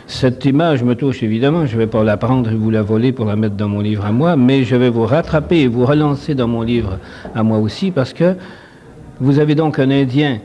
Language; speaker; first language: French; native; French